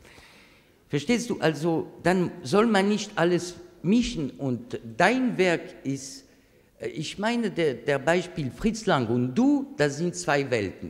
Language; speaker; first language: German; non-native, fluent; French